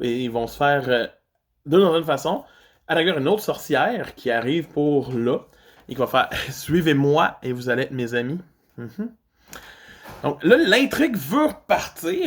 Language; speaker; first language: French; native; French